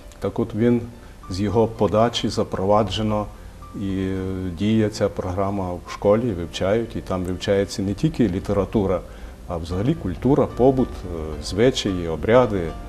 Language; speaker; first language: Ukrainian; native; Ukrainian